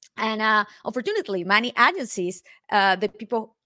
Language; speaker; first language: English; non-native, fluent; Spanish